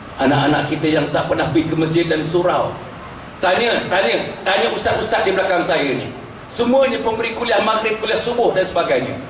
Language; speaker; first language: Malay; native; Malay